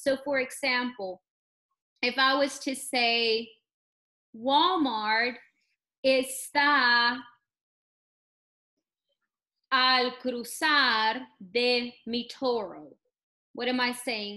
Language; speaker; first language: English; native; English